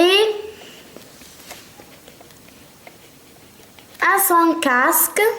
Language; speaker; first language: French; non-native, local second language; Arabic